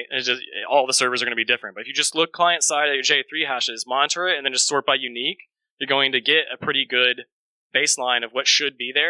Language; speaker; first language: English; native; English